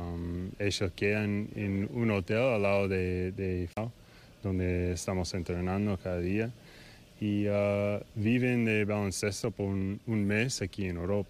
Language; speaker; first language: Spanish; non-native, fluent; English